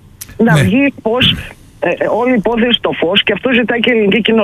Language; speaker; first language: Greek; native; Greek